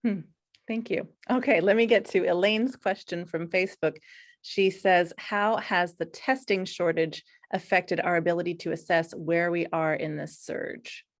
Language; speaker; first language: English; native; English